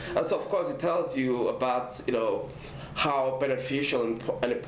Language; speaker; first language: English; non-native, local second language; Igbo